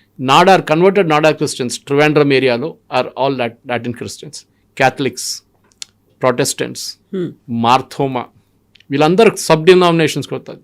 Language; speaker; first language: Telugu; non-native, local second language; Malayalam